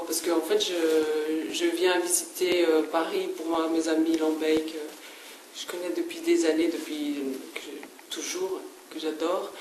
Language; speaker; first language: French; non-native, fluent; English